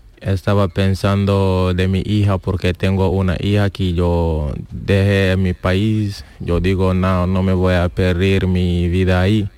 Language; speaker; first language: Spanish; non-native, learner; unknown